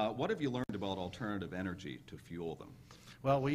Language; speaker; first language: English; native; English